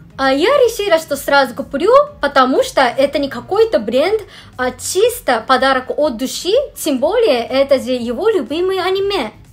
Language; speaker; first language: Russian; non-native, fluent; Japanese